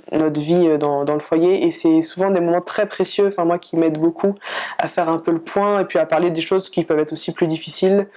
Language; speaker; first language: French; native; French